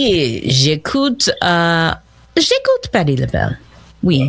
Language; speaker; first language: French; non-native, learner; English